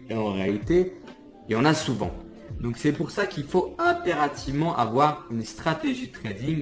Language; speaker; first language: French; native; French